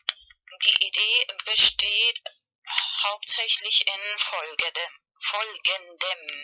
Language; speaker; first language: German; non-native, learner; Spanish